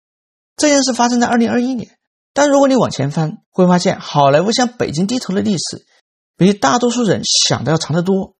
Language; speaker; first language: Chinese; native; Chinese